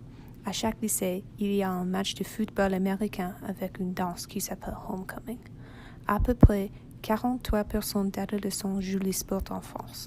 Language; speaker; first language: French; non-native, learner; English